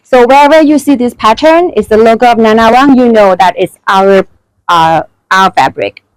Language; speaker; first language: English; non-native, fluent; Thai